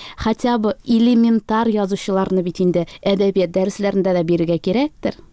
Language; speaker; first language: Tatar; native; Tatar